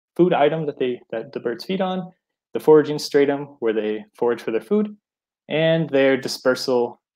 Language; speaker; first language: English; native; English